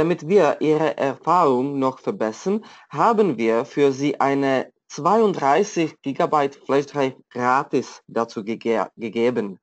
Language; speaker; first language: German; non-native, fluent; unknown